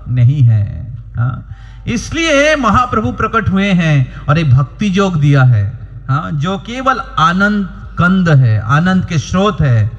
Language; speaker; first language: Hindi; non-native, local second language; Bangla